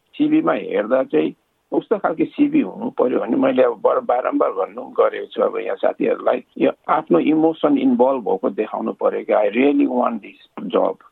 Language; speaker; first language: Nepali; native; Nepali